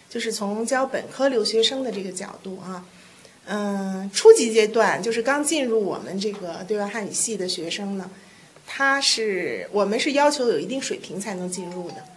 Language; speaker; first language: Chinese; native; Chinese